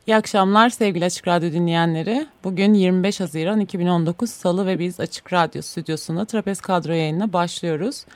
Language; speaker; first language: Turkish; native; Turkish